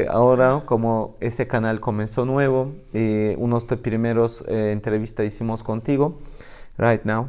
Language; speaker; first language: Spanish; non-native, learner; Turkish